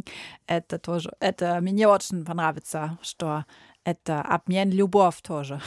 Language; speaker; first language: Russian; non-native, learner; German